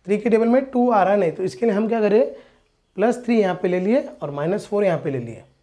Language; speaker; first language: Hindi; non-native, local second language; Marathi